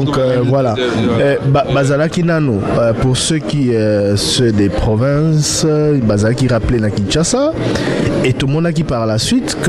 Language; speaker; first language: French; non-native, local second language; Lingala